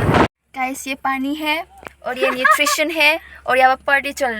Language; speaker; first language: Hindi; non-native, local second language; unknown